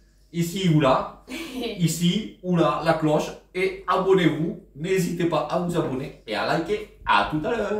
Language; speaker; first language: French; native; French